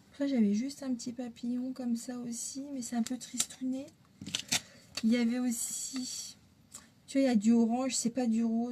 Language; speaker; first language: French; native; French